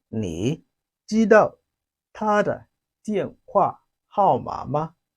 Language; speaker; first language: Chinese; non-native, fluent; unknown